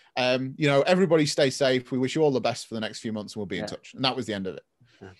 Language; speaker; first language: English; native; English